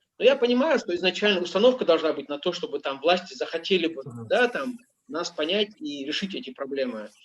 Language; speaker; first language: Russian; non-native, local second language; Ingush